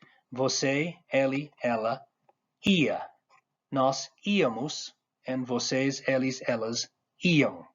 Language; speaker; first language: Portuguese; non-native, fluent; English